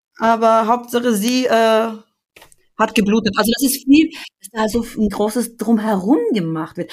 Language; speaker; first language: German; early bilingual, other home language; Albanian